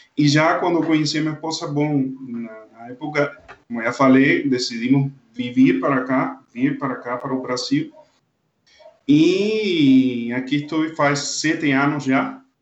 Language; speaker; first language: Portuguese; non-native, fluent; Spanish